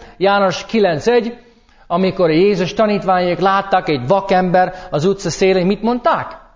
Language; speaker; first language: Hungarian; non-native, fluent; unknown